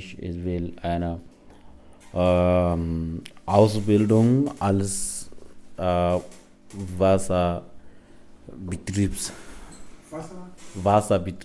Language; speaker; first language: German; non-native, learner; Arabic